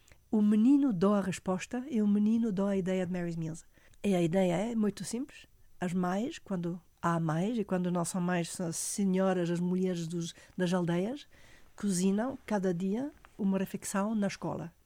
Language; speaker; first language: Portuguese; non-native, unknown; German